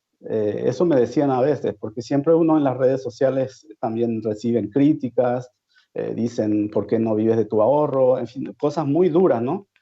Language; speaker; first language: Spanish; native; Spanish